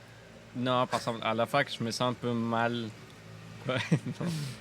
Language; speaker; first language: French; non-native, fluent; Spanish